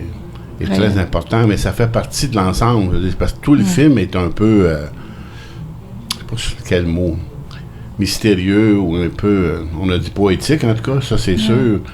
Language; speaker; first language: French; native; French